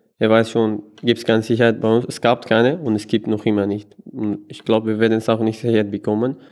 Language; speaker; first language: German; non-native, learner; Persian